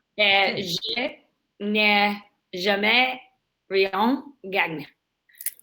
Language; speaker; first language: French; non-native, learner; English